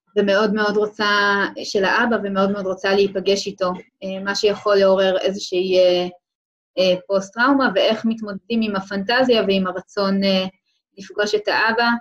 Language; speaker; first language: Hebrew; native; Hebrew